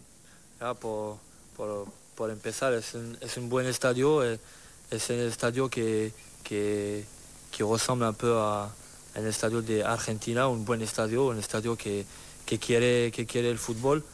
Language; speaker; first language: Spanish; non-native, learner; French